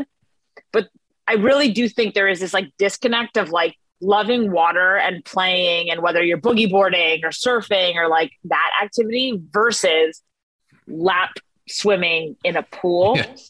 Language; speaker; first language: English; native; English